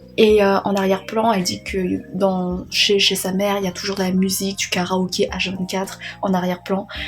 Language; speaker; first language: French; early bilingual, other home language; Vietnamese